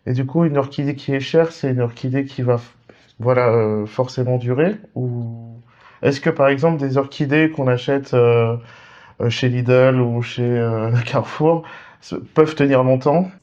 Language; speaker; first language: French; native; French